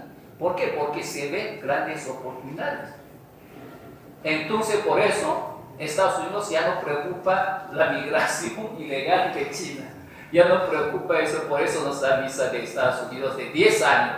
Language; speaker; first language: Spanish; non-native, fluent; Chinese